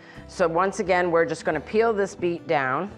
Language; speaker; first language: English; native; English